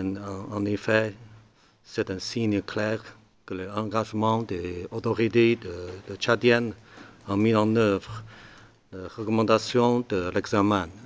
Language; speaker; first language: French; non-native, learner; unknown